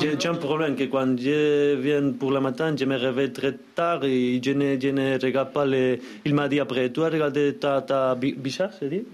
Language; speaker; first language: French; non-native, learner; Spanish